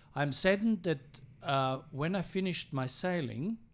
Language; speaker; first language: English; early bilingual, other home language; Croatian